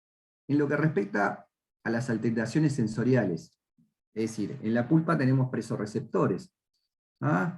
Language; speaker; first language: Spanish; native; Spanish